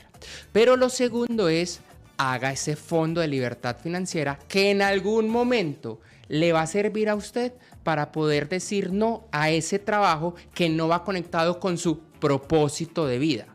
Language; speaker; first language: Spanish; native; Spanish